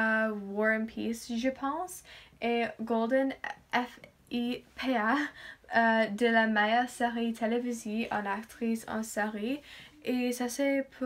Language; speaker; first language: French; non-native, learner; English